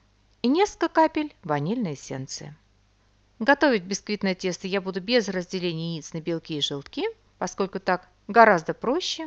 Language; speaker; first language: Russian; native; Russian